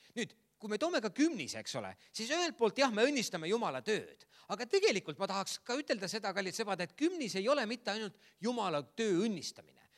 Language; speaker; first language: Estonian; native; Estonian